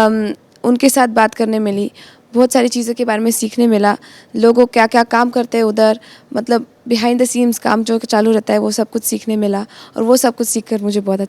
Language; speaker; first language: Hindi; early bilingual, heritage; Hindi